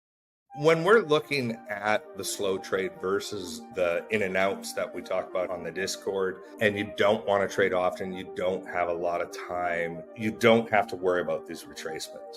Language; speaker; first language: English; native; English